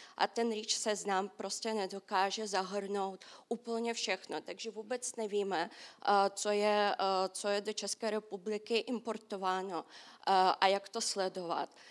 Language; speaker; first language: Czech; non-native, fluent; Russian